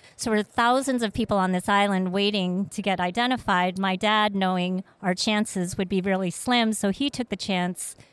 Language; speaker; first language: English; early bilingual, other home language; Vietnamese